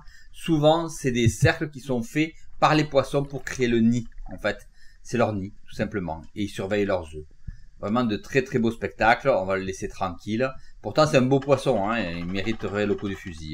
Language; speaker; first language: French; native; French